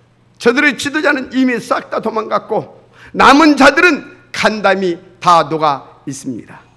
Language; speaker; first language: Korean; native; Korean